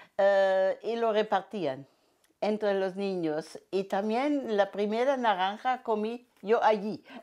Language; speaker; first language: Spanish; non-native, fluent; German